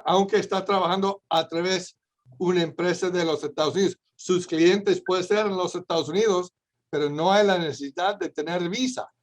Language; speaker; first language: Spanish; non-native, fluent; English